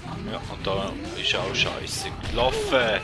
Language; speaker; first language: German; native; German